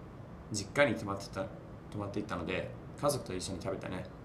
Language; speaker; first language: Japanese; non-native, fluent; English